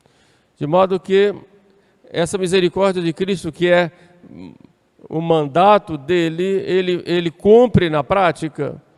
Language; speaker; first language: Portuguese; native; Portuguese